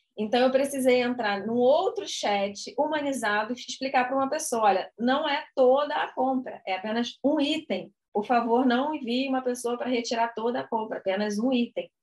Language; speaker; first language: Portuguese; native; Portuguese